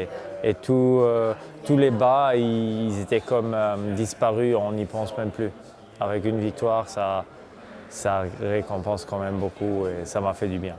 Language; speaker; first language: French; non-native, local second language; Luxembourgish